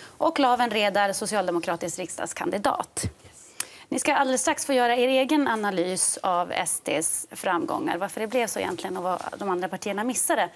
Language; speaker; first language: Swedish; native; Swedish